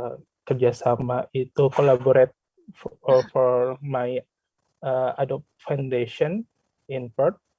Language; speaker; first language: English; non-native, learner; Indonesian